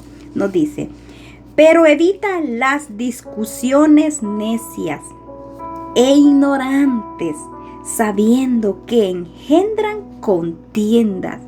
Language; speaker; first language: Spanish; native; Spanish